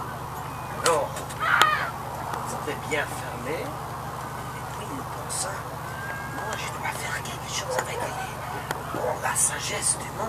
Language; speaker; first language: French; non-native, local second language; Luxembourgish